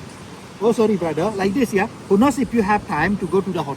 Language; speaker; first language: English; non-native, learner; Indonesian